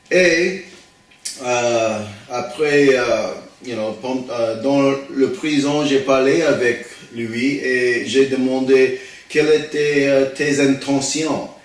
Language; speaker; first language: French; non-native, learner; English